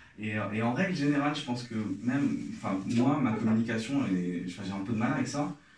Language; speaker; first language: French; non-native, local second language; Arabic